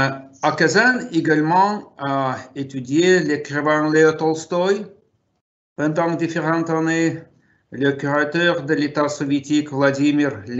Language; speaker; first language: French; non-native, fluent; Russian